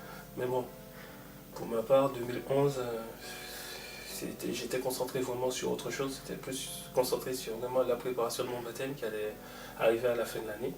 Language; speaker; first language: French; native; French